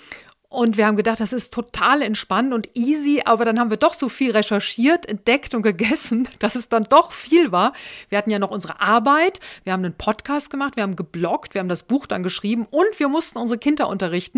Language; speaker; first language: German; native; German